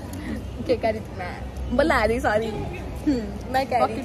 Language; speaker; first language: Hindi; native; Hindi